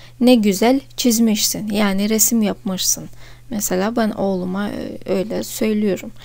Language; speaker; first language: Turkish; non-native, fluent; Russian